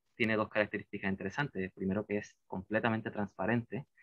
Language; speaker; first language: Spanish; native; Spanish